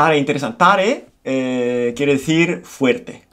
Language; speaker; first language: Spanish; non-native, fluent; Romanian